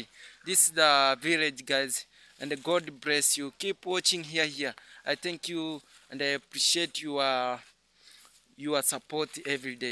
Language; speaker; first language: English; non-native, learner; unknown